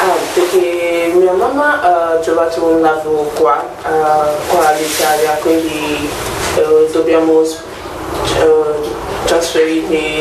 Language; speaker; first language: Italian; non-native, learner; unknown